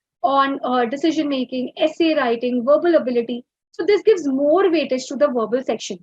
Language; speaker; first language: English; non-native, local second language; Hindi